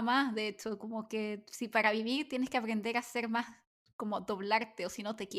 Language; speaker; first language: Spanish; native; Spanish